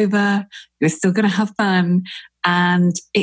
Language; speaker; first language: English; native; English